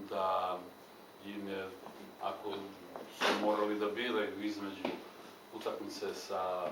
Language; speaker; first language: Serbian; native; Serbian